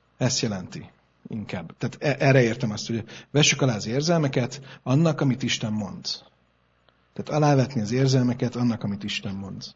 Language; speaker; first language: Hungarian; native; Hungarian